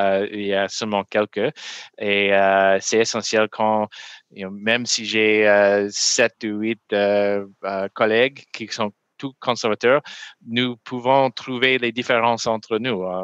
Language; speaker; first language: French; non-native, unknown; English